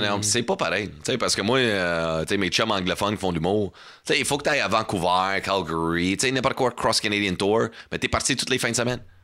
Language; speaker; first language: French; non-native, fluent; English